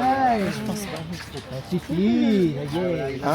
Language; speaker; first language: French; non-native, fluent; Thai